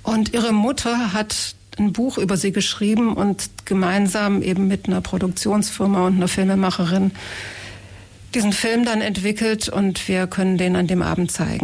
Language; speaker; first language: German; native; German